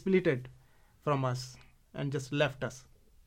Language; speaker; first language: English; non-native, local second language; Hindi